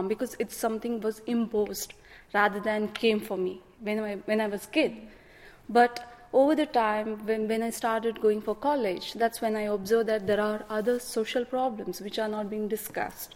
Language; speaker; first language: English; non-native, local second language; Kannada